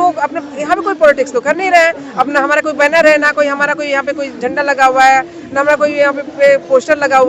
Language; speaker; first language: Hindi; native; Hindi